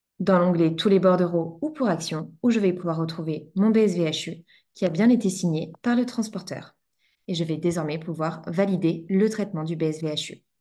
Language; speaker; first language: French; native; French